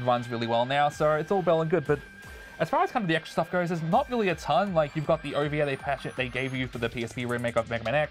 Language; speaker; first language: English; native; English